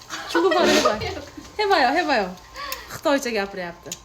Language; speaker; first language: Korean; non-native, fluent; Uzbek